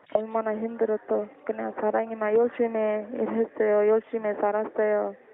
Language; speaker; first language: Korean; non-native, learner; Uzbek